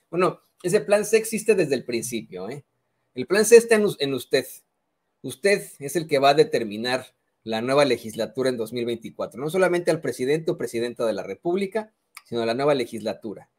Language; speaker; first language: Spanish; native; Spanish